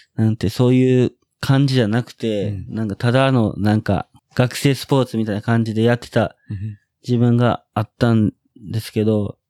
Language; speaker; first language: Japanese; native; Japanese